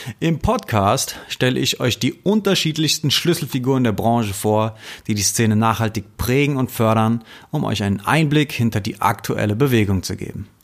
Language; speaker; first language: German; native; German